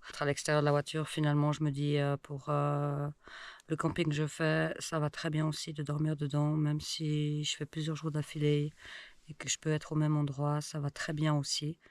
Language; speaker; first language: French; native; French